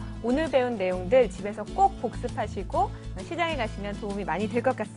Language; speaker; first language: Korean; native; Korean